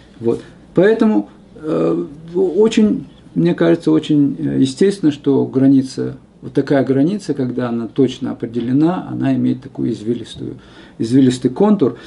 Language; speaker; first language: Russian; non-native, local second language; Kazakh